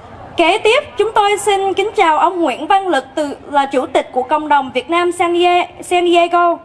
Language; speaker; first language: Vietnamese; early bilingual, heritage; Vietnamese